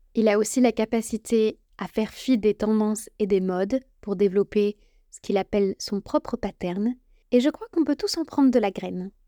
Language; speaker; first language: French; native; French